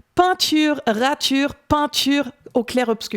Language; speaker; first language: French; non-native, fluent; English